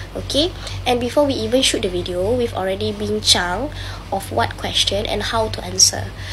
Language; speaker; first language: English; non-native, local second language; Malay